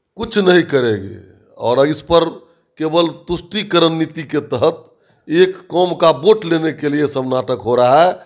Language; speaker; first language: Hindi; native; Hindi